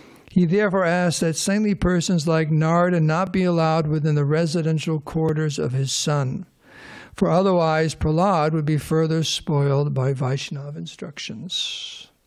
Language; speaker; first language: English; native; English